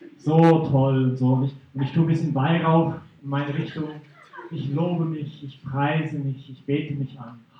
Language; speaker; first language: German; non-native, fluent; English